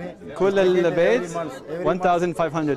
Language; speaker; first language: Arabic; non-native, learner; English